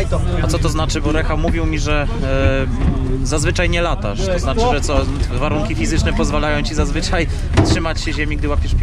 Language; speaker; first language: Polish; native; Polish